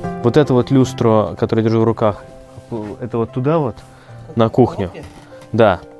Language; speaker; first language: Russian; native; Russian